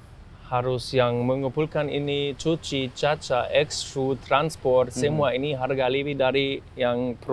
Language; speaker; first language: Indonesian; non-native, fluent; German